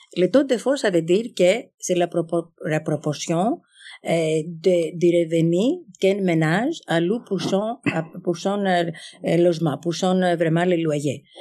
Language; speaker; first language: French; non-native, fluent; Greek